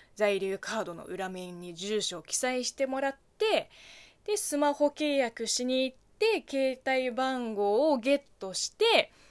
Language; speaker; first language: Japanese; non-native, fluent; Chinese